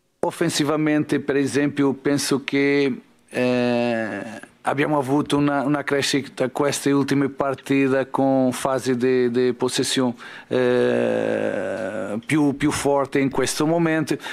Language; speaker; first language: Italian; non-native, learner; Portuguese